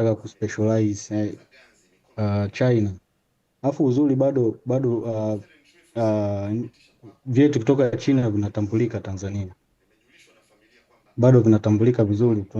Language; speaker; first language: Swahili; native; Swahili